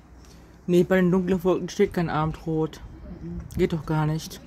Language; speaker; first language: German; native; German